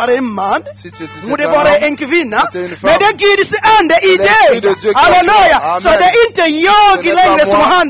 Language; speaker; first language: Swedish; non-native, learner; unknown